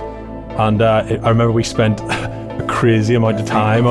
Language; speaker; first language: English; native; English